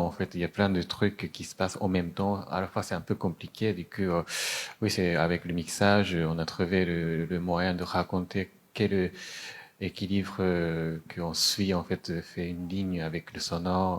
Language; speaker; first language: French; non-native, fluent; Japanese